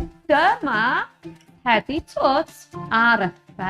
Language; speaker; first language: Welsh; non-native, learner; English